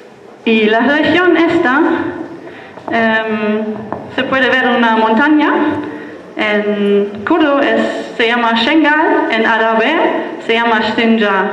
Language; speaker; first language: Spanish; non-native, fluent; German